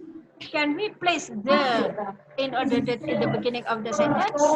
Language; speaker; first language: English; non-native, learner; Indonesian